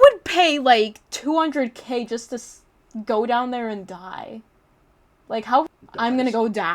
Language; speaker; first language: English; native; English